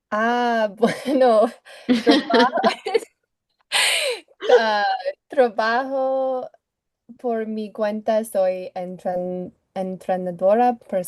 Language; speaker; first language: Spanish; non-native, learner; English